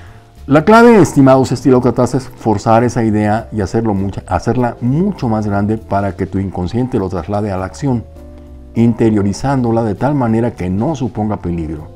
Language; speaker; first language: Spanish; native; Spanish